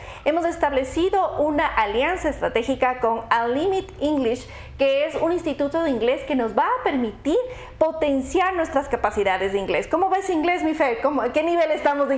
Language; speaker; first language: Spanish; native; Spanish